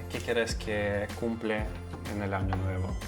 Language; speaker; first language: Spanish; non-native, fluent; Russian